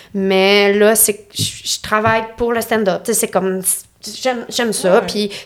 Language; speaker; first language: French; native; French